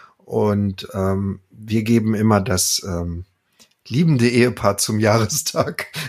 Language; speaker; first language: German; native; German